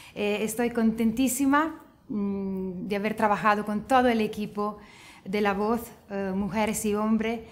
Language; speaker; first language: Spanish; non-native, fluent; Italian